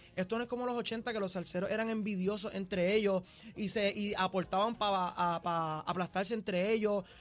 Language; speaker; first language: Spanish; native; Spanish